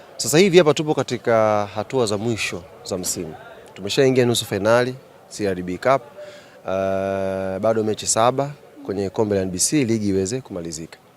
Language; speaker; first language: Swahili; native; Swahili